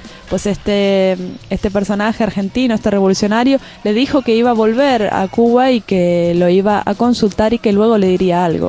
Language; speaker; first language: Spanish; native; Spanish